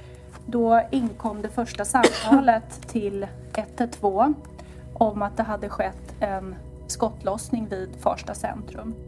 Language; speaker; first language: Swedish; native; Swedish